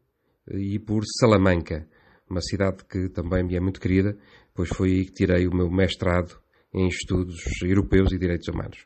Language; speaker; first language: Portuguese; native; Portuguese